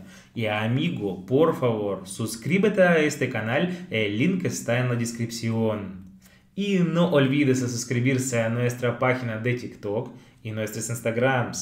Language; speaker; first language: Spanish; non-native, learner; Russian